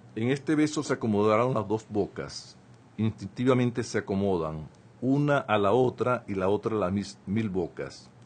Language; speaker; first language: Spanish; native; Spanish